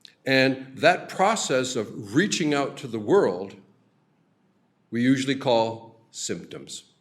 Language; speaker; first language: English; native; English